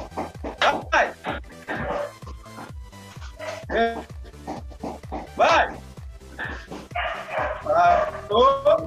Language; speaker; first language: Portuguese; non-native, learner; Spanish